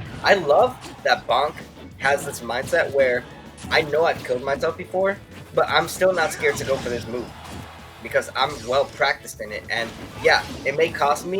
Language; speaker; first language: English; native; English